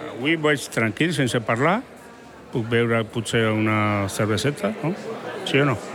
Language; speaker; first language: Catalan; non-native, fluent; Spanish